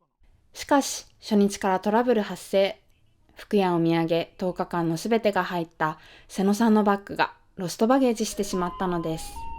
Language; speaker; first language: Japanese; native; Japanese